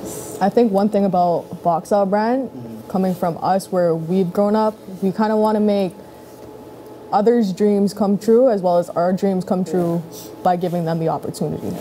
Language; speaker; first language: English; early bilingual, other home language; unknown